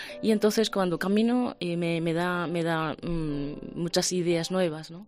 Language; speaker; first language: Spanish; non-native, fluent; Japanese